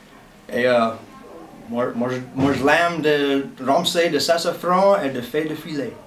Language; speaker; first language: French; non-native, local second language; English